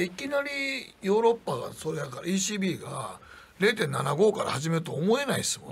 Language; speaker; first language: Japanese; native; Japanese